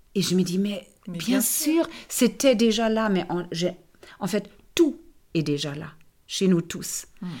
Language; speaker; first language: French; non-native, fluent; German